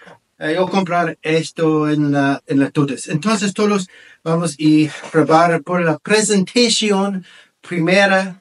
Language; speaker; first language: Spanish; non-native, learner; English